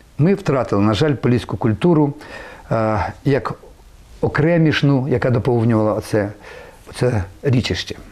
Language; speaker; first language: Ukrainian; native; Ukrainian